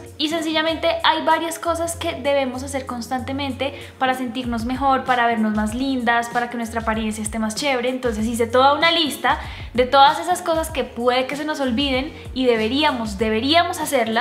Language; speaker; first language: Spanish; native; Spanish